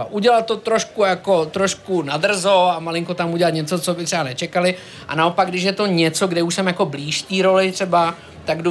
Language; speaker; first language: Czech; native; Czech